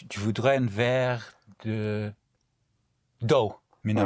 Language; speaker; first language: French; non-native, learner; English